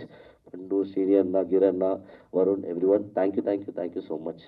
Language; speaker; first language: Telugu; non-native, learner; Tamil